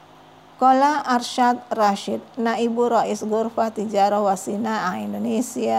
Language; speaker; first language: Arabic; non-native, fluent; Indonesian